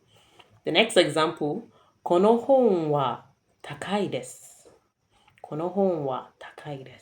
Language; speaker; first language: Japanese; non-native, fluent; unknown